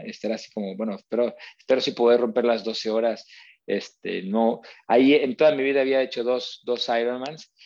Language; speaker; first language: Spanish; native; Spanish